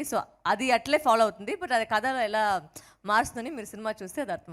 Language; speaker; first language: Telugu; non-native, fluent; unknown